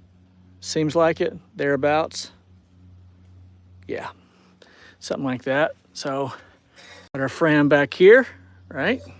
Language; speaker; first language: English; native; English